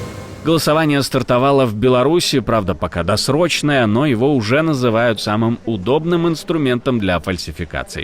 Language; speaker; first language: Russian; native; Russian